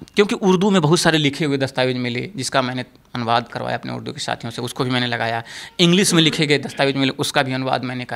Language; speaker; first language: Hindi; native; Hindi